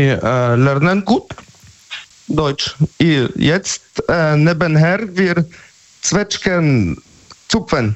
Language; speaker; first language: German; non-native, learner; Polish